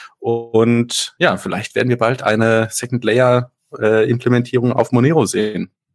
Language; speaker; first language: German; native; German